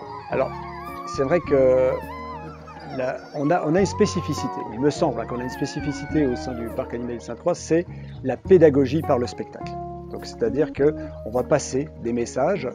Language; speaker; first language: French; native; French